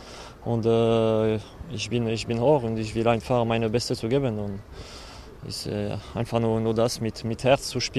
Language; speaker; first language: German; non-native, learner; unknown